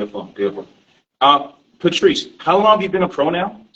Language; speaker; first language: English; native; English